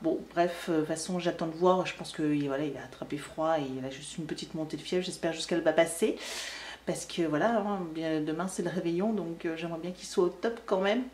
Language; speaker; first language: French; native; French